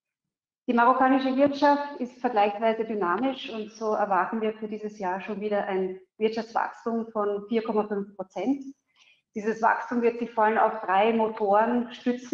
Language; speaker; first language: German; native; German